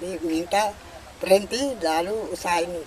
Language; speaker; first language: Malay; non-native, local second language; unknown